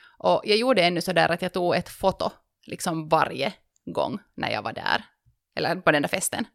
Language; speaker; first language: Swedish; native; Swedish